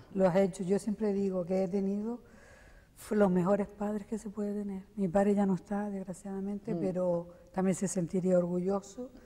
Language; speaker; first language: Spanish; native; Spanish